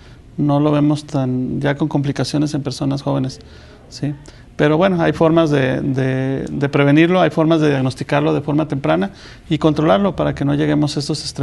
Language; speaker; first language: Spanish; native; Spanish